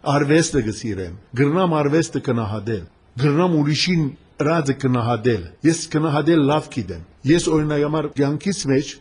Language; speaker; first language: Armenian; early bilingual, heritage; Armenian